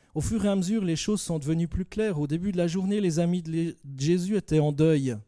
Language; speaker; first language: French; native; French